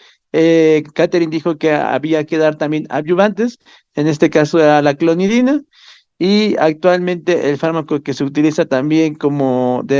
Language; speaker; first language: Spanish; native; Spanish